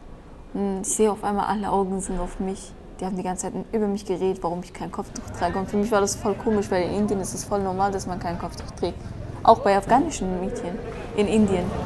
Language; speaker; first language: German; early bilingual, other home language; Persian